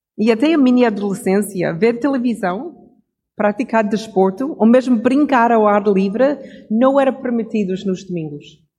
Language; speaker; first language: Portuguese; non-native, fluent; English